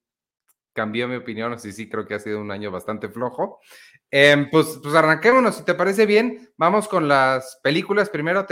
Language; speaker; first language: Spanish; native; Spanish